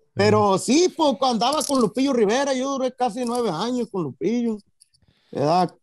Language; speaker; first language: Spanish; early bilingual, heritage; Spanish